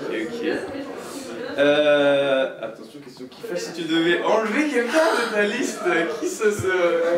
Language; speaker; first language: French; native; French